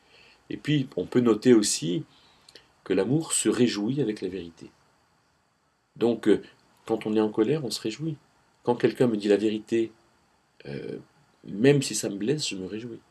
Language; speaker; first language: French; native; French